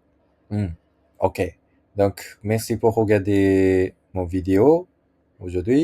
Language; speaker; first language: French; non-native, learner; Japanese